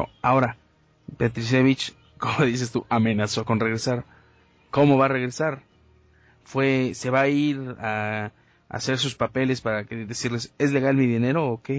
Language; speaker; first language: Spanish; native; Spanish